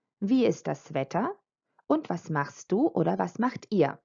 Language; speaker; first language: German; non-native, fluent; Croatian